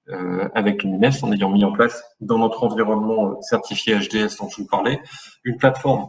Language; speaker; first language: French; native; French